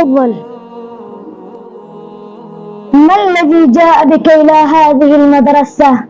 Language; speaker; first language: Arabic; non-native, learner; Urdu